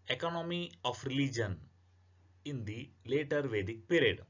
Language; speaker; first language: English; non-native, local second language; Kannada